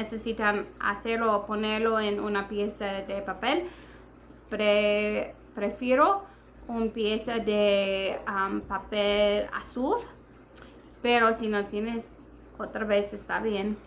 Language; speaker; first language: Spanish; non-native, learner; English